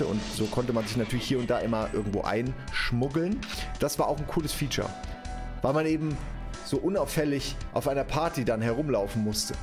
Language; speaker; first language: German; native; German